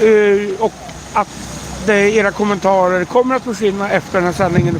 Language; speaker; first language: Swedish; native; Swedish